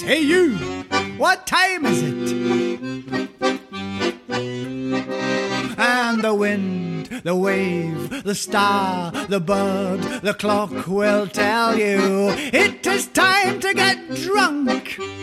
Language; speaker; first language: English; native; English